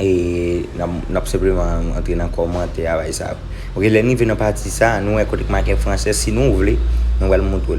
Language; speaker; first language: French; non-native, local second language; Haitian Creole